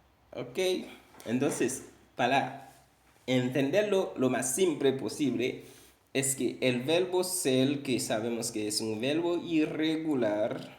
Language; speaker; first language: Spanish; non-native, fluent; Haitian Creole